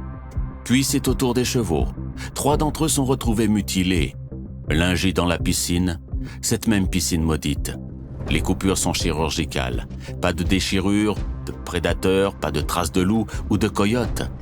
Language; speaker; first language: French; native; French